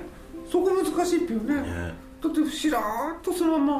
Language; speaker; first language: Japanese; native; Japanese